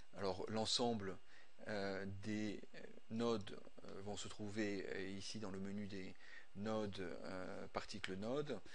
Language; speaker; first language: French; native; French